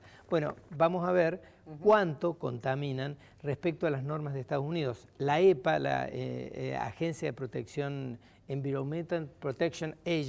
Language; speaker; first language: Spanish; native; Spanish